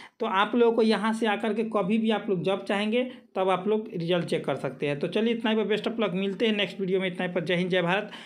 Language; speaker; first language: Hindi; native; Hindi